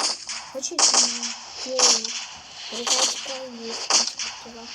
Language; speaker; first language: Romanian; early bilingual, heritage; Romanian